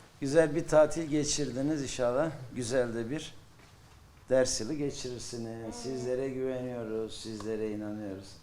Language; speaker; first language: Turkish; native; Turkish